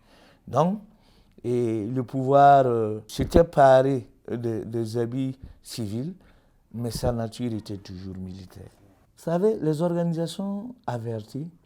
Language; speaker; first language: French; native; French